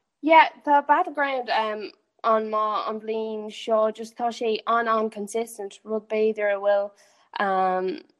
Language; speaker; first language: Irish; non-native, local second language; English